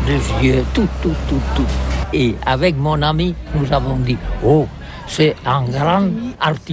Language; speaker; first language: French; non-native, learner; Catalan